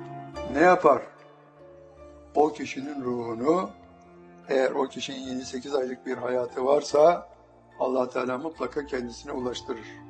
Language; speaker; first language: Turkish; native; Turkish